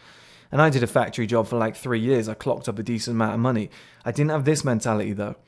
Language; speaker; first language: English; native; English